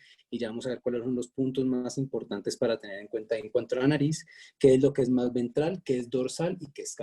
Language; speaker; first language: Spanish; native; Spanish